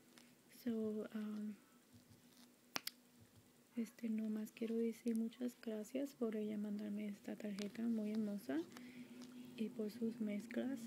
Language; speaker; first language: Spanish; early bilingual, heritage; Spanish